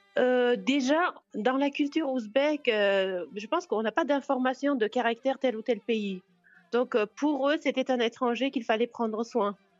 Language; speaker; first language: French; non-native, fluent; Uzbek